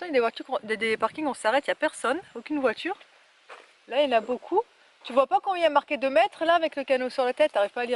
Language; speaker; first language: French; native; French